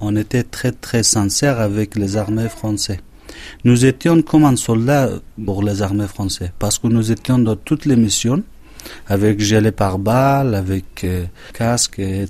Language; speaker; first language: French; non-native, learner; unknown